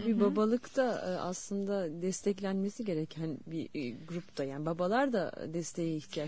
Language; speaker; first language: Turkish; native; Turkish